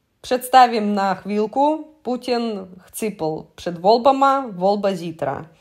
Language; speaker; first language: Czech; non-native, learner; Russian